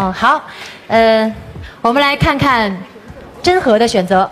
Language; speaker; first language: Chinese; native; Chinese